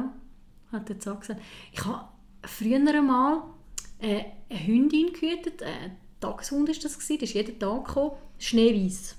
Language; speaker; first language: German; native; German